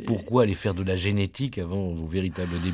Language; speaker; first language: French; native; French